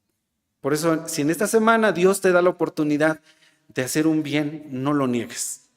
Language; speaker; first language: Spanish; native; Spanish